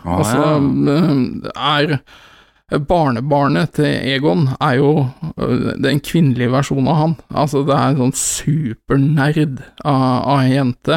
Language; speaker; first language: Norwegian; native; Norwegian